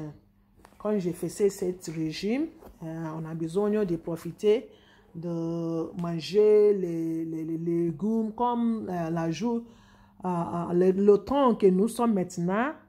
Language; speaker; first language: French; non-native, fluent; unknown